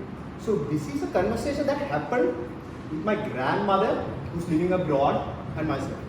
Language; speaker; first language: English; non-native, local second language; Sinhala